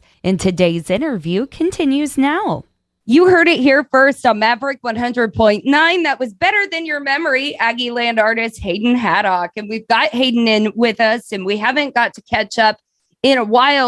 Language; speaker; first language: English; native; English